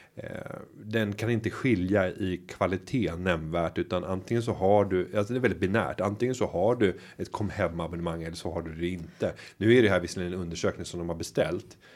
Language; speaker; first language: Swedish; native; Swedish